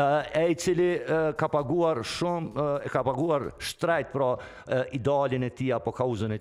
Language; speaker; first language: Albanian; native; Albanian